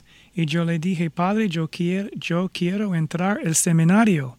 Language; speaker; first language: Spanish; non-native, fluent; English